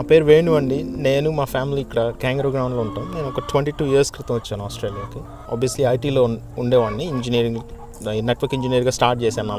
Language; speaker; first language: Telugu; native; Telugu